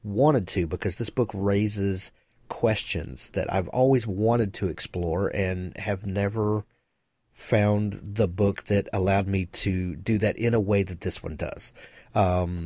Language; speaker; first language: English; native; English